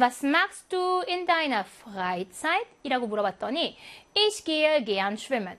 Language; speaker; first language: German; non-native, fluent; Korean